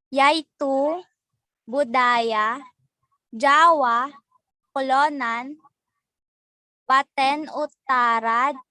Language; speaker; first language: Indonesian; non-native, learner; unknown